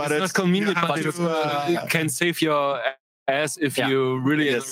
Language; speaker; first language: English; non-native, fluent; German